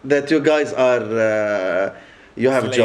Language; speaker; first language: English; non-native, local second language; Arabic